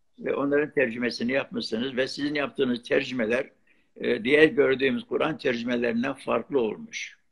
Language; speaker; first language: Turkish; non-native, local second language; Arabic